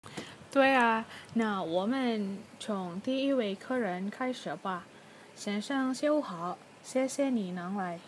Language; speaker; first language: Chinese; non-native, learner; Indonesian